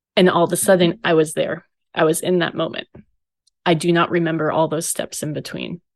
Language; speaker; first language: English; native; English